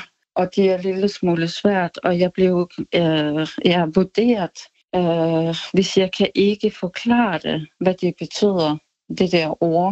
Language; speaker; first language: Danish; non-native, local second language; Kalaallisut